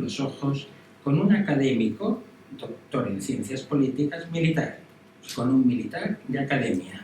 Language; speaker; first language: Spanish; native; Spanish